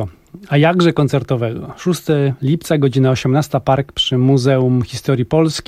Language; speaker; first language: Polish; native; Polish